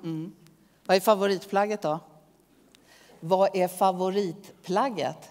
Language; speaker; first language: Swedish; native; Swedish